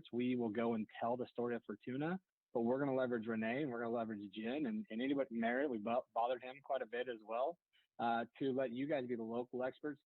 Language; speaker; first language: English; native; English